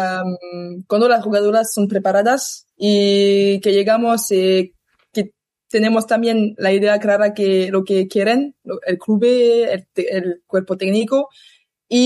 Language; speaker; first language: Spanish; non-native, learner; French